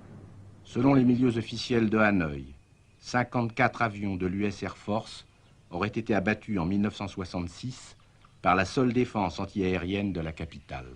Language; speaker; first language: French; native; French